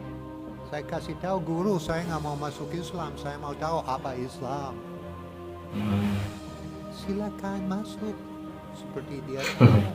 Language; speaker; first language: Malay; non-native, fluent; English